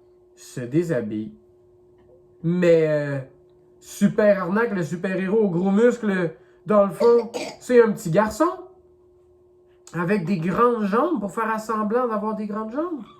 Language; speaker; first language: French; native; French